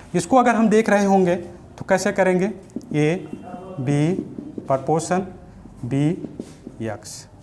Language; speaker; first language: Hindi; native; Hindi